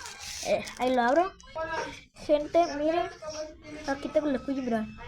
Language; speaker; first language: Spanish; native; Spanish